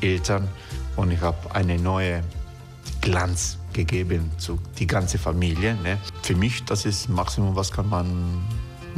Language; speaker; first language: German; non-native, fluent; Croatian